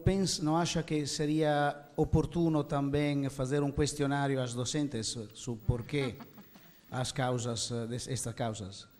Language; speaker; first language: Portuguese; non-native, learner; Italian